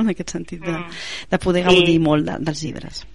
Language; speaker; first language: Catalan; native; Catalan